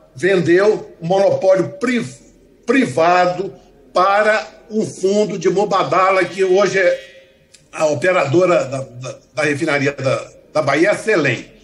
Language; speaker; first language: Portuguese; native; Portuguese